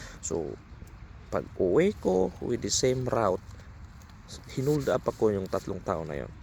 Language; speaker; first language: Filipino; non-native, local second language; Cebuano